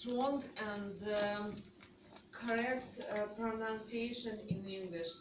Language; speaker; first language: English; non-native, learner; Russian